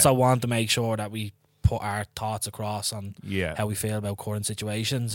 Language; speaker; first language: English; native; English